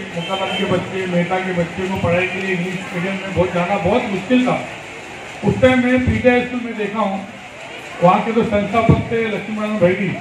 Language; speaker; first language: Hindi; non-native, local second language; Telugu